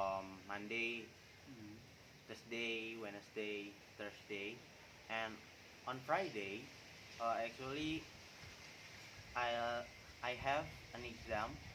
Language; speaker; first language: English; non-native, learner; Indonesian